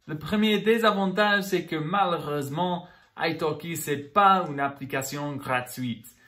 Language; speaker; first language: French; non-native, fluent; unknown